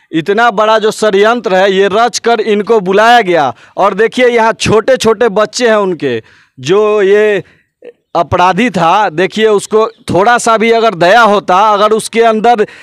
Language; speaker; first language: Hindi; native; Hindi